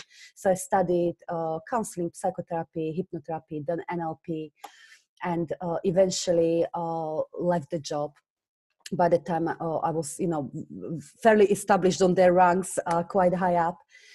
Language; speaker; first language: English; non-native, fluent; Slovak